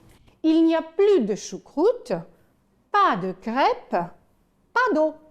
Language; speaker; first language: French; non-native, fluent; Ukrainian